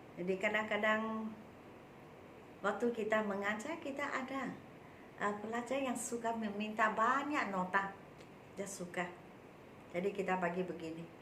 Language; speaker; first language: Malay; non-native, local second language; Chinese